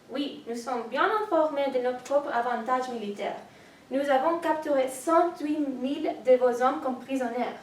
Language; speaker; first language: French; non-native, learner; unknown